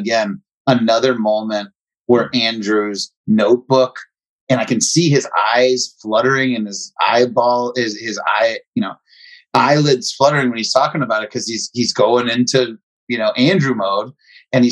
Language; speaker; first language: English; native; English